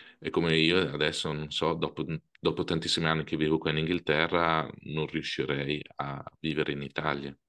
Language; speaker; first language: Italian; native; Italian